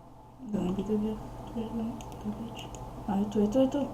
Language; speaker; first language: Bulgarian; native; Bulgarian